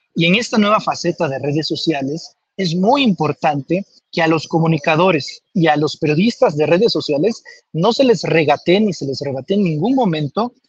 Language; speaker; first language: Spanish; native; Spanish